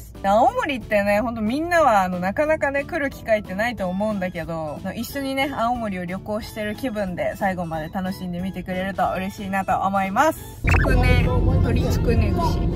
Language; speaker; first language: Japanese; native; Japanese